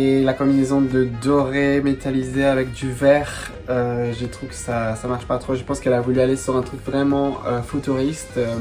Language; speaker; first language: French; non-native, fluent; Spanish